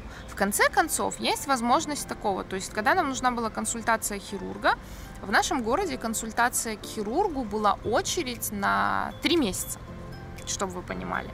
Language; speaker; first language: Russian; native; Russian